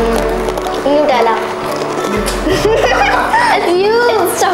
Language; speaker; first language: English; non-native, local second language; Hindi